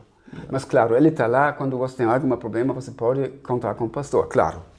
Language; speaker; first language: Portuguese; non-native, fluent; German